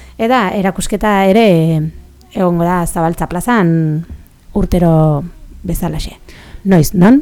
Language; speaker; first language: Basque; native; Basque